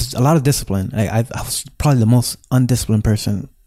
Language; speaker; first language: English; native; English